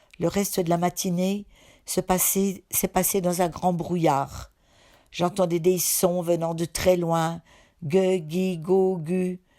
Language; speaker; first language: French; native; French